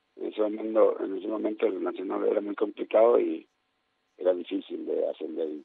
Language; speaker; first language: Spanish; native; Spanish